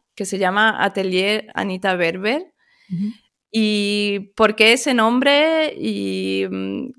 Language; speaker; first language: Spanish; early bilingual, other home language; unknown